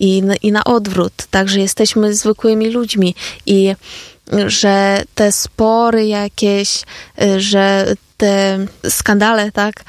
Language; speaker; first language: Polish; non-native, fluent; Ukrainian